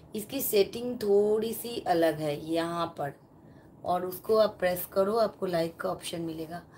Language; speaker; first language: Hindi; non-native, local second language; Bangla